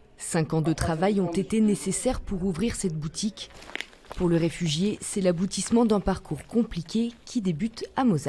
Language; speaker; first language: French; native; French